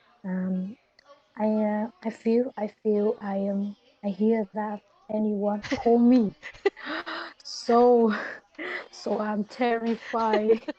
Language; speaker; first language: English; non-native, learner; Vietnamese